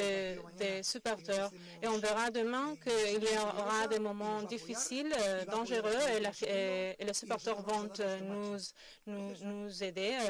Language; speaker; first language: French; non-native, fluent; Spanish